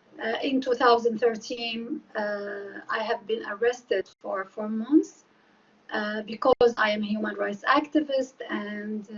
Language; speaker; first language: English; non-native, fluent; Arabic